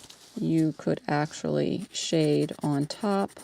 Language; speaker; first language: English; native; English